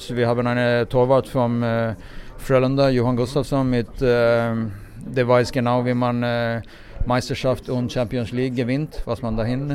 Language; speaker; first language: German; non-native, fluent; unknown